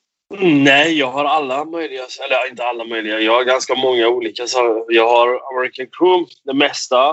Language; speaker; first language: Swedish; non-native, fluent; Persian